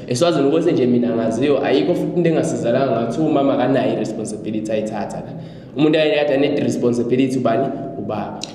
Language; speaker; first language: Zulu; non-native, local second language; Swati